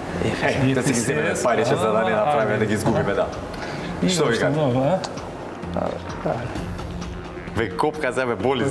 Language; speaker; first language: Macedonian; native; Macedonian